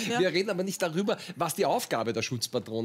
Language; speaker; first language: German; native; German